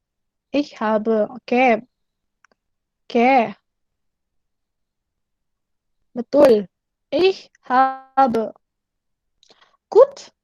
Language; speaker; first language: German; non-native, learner; Indonesian